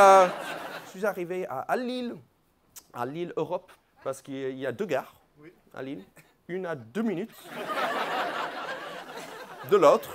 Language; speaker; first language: French; non-native, fluent; English